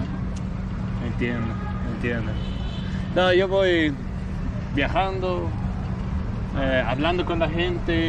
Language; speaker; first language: Spanish; non-native, learner; English